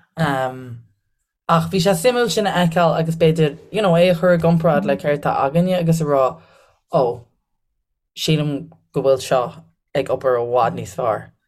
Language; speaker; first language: Irish; native; Irish